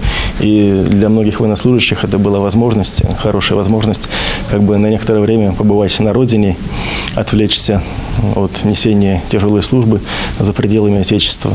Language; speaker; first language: Russian; native; Russian